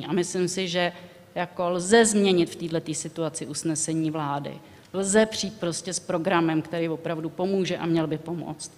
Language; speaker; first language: Czech; native; Czech